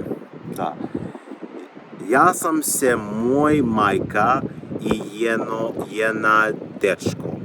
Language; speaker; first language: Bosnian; non-native, learner; English